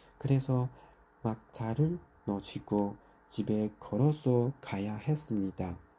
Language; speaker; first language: Korean; non-native, learner; Chinese